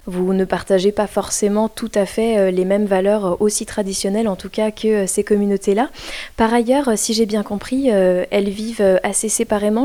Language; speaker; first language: French; native; French